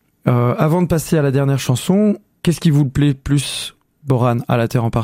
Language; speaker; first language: French; native; French